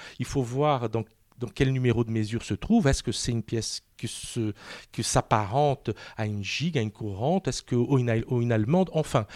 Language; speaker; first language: French; non-native, fluent; Portuguese